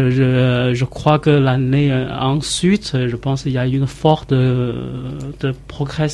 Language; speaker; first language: French; non-native, learner; Chinese